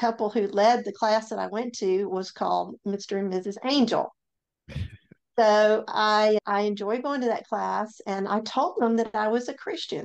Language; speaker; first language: English; native; English